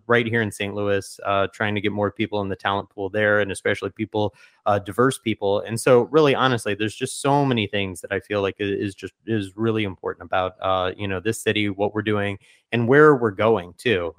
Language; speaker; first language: English; native; English